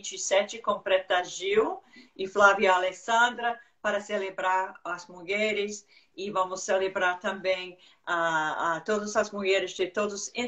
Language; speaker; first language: Portuguese; non-native, fluent; English